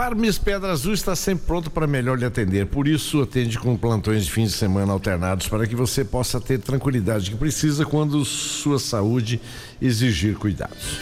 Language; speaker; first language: Portuguese; native; Portuguese